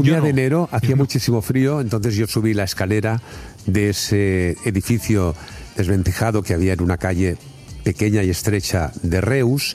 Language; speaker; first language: Spanish; native; Spanish